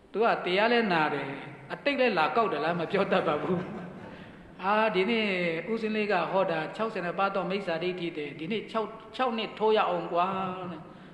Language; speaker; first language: Burmese; non-native, local second language; Pa'o Karen